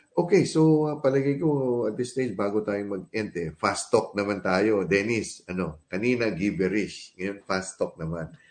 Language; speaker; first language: Filipino; native; Filipino